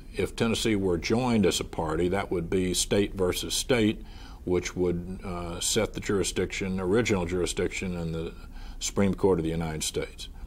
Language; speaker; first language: English; native; English